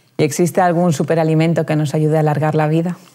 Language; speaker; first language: Spanish; native; Spanish